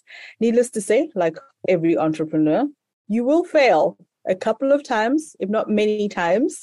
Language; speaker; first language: English; non-native, local second language; Shona